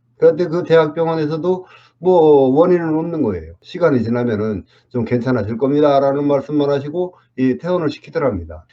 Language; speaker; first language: Korean; native; Korean